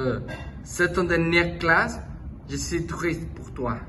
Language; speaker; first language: French; non-native, learner; Spanish